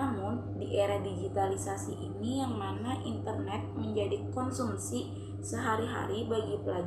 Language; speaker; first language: Indonesian; native; Indonesian